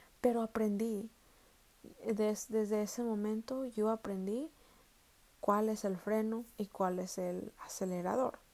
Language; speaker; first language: Spanish; early bilingual, heritage; Spanish